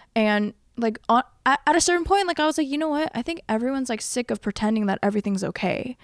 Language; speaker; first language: English; early bilingual, other home language; Korean